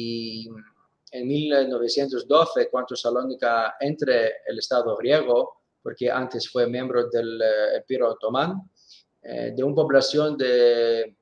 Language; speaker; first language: Spanish; non-native, fluent; Greek